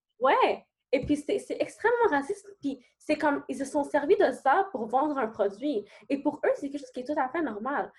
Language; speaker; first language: French; early bilingual, other home language; Arabic